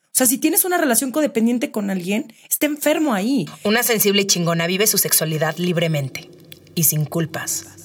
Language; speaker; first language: Spanish; native; Spanish